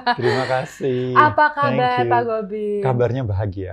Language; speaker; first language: Indonesian; native; Indonesian